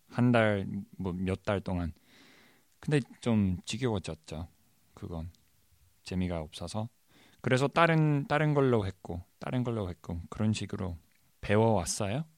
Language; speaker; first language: Korean; non-native, fluent; English